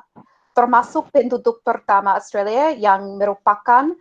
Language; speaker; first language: Indonesian; non-native, fluent; English